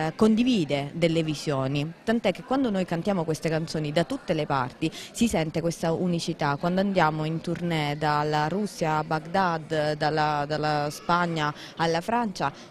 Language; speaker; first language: Italian; non-native, local second language; Sicilian